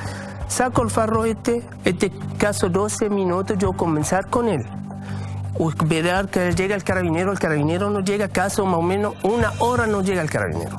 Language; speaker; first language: Spanish; non-native, learner; Arabic